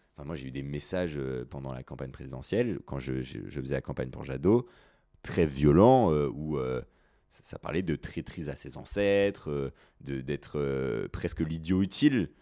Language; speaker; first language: French; native; French